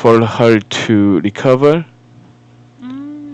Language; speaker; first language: English; non-native, fluent; Korean